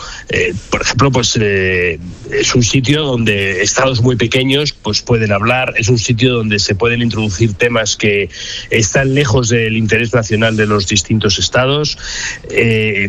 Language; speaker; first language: Spanish; native; Spanish